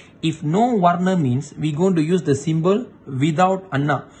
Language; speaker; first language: English; non-native, local second language; Malay